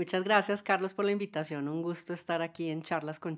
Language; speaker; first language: Spanish; native; Spanish